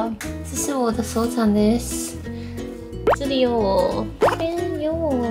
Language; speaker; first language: Chinese; non-native, fluent; Japanese